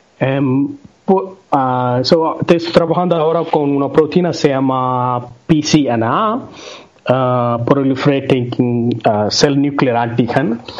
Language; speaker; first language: Spanish; non-native, learner; Tamil